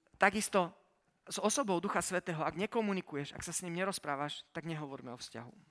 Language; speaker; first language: Slovak; early bilingual, heritage; Slovak